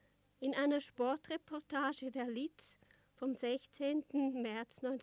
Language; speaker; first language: German; native; German